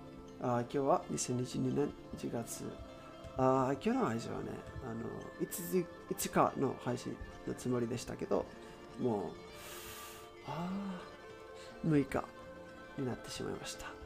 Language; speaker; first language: Japanese; non-native, learner; Spanish